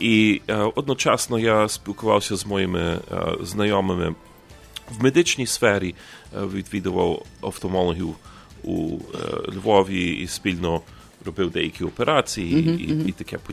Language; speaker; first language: Ukrainian; early bilingual, heritage; Ukrainian